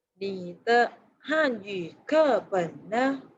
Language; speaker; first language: Chinese; non-native, fluent; Thai